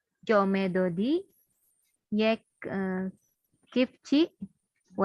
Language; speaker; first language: Persian; non-native, learner; Indonesian